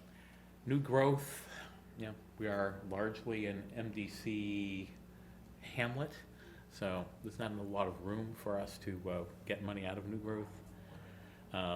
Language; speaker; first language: English; native; English